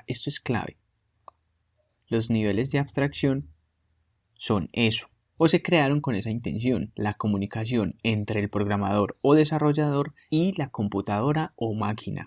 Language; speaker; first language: Spanish; native; Spanish